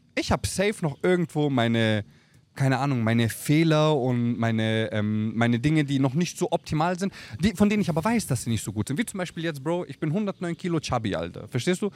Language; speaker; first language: German; early bilingual, other home language; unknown